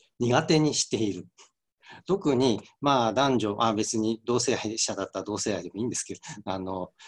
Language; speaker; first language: Japanese; native; Japanese